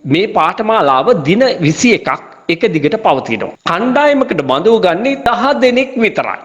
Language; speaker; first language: Sinhala; native; Sinhala